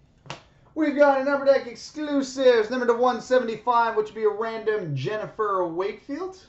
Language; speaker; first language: English; native; English